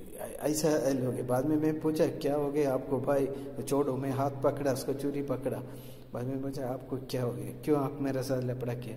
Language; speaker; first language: Hindi; non-native, local second language; Malayalam